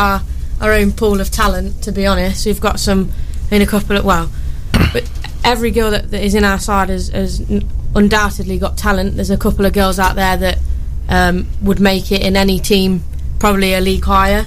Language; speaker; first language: English; native; English